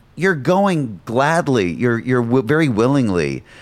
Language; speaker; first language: English; native; English